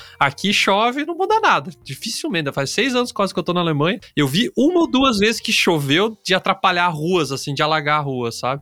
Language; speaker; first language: Portuguese; native; Portuguese